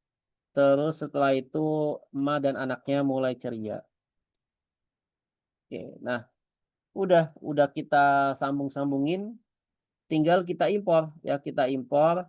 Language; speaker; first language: Indonesian; native; Indonesian